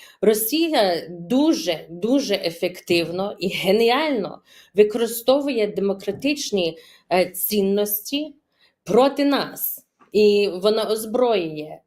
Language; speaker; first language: Ukrainian; early bilingual, heritage; Ukrainian